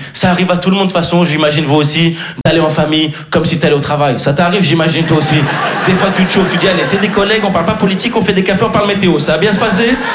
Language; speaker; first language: French; native; French